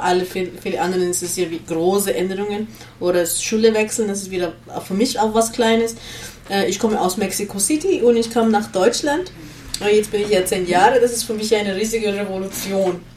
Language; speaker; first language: German; non-native, learner; Spanish